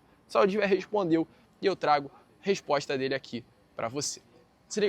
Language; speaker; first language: Portuguese; native; Portuguese